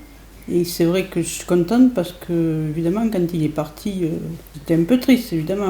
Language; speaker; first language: French; native; French